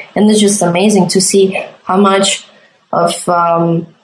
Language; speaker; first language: English; non-native, fluent; Latvian